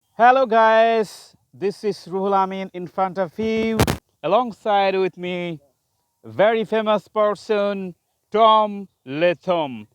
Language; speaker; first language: English; non-native, fluent; Bangla